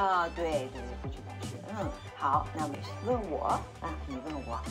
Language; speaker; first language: Chinese; non-native, fluent; Japanese